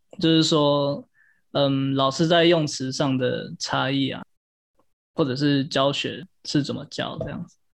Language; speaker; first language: Chinese; native; Chinese